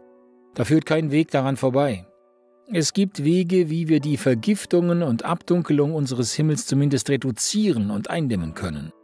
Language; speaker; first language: German; native; German